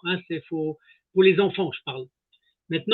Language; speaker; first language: French; native; French